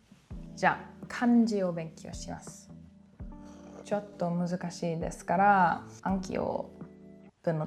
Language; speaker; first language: Japanese; non-native, learner; German